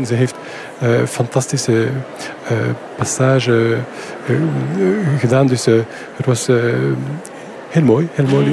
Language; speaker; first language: Dutch; non-native, fluent; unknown